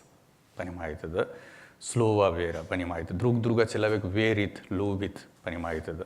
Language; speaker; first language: Russian; non-native, learner; Hindi